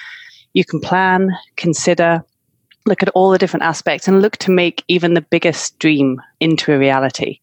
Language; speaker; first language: English; native; English